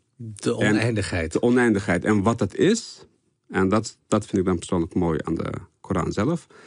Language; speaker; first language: Dutch; early bilingual, other home language; Turkish